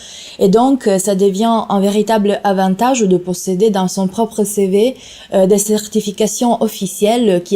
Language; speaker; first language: French; non-native, fluent; Italian